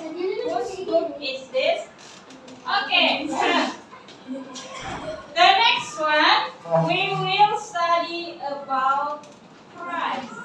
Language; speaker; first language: English; non-native, learner; Indonesian